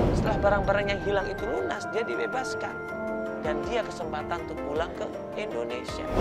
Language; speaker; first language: Indonesian; native; Indonesian